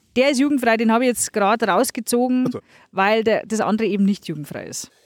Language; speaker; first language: German; non-native, local second language; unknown